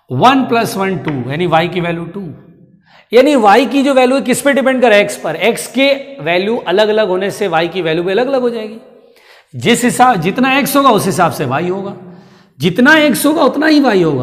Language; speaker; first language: Hindi; native; Hindi